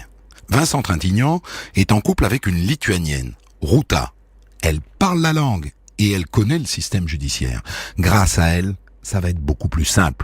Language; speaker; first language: French; native; French